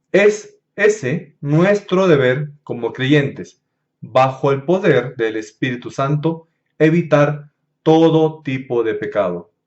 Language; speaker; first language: Spanish; native; Spanish